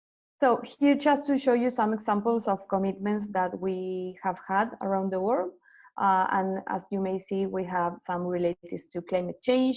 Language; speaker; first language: English; non-native, fluent; Spanish